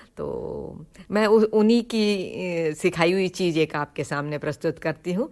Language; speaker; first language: Hindi; non-native, local second language; Tamil